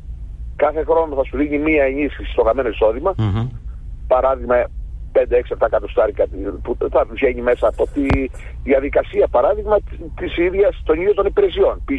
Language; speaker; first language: Greek; native; Greek